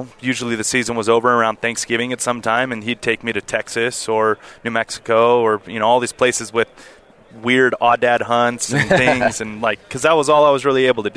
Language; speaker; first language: English; native; English